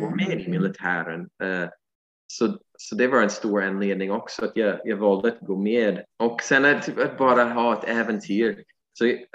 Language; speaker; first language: Swedish; non-native, fluent; English